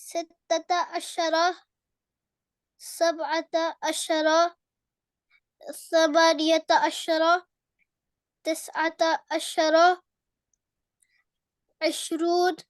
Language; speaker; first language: Arabic; non-native, learner; Urdu